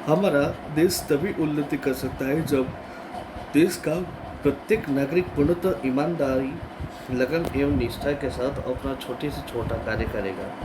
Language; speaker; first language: Hindi; non-native, local second language; Gujarati